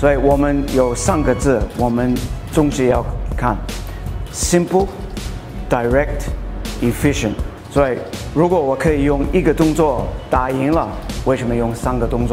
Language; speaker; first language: Chinese; non-native, fluent; English